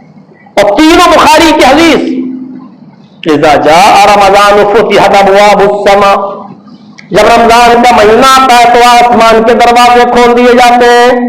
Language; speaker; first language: Urdu; native; Urdu